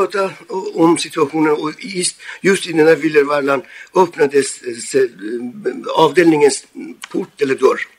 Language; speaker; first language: Swedish; non-native, fluent; Persian